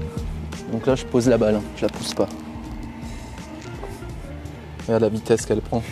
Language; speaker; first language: French; native; French